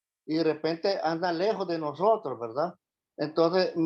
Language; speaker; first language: Spanish; native; Spanish